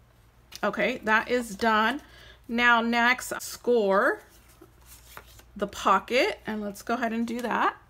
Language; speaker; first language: English; native; English